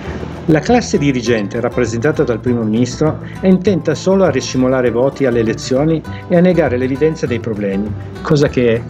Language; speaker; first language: Italian; native; Italian